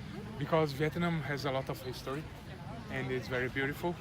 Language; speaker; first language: English; non-native, fluent; Portuguese